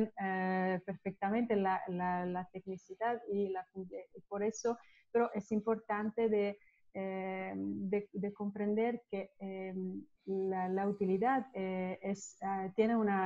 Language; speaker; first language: Spanish; non-native, learner; Italian